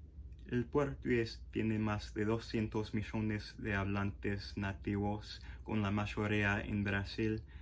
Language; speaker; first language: Spanish; non-native, fluent; English